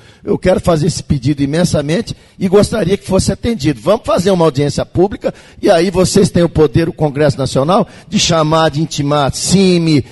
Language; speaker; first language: Portuguese; native; Portuguese